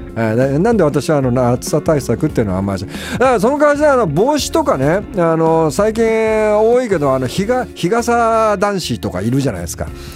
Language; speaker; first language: Japanese; native; Japanese